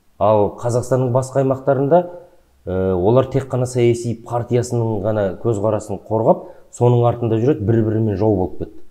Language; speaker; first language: Kazakh; native; Kazakh